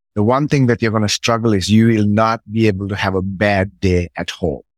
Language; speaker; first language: English; non-native, local second language; Sinhala